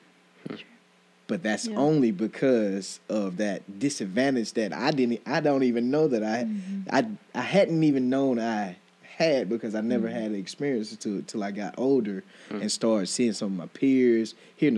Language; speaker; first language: English; native; English